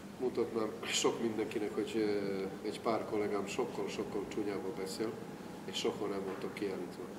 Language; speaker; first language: Hungarian; non-native, fluent; Serbian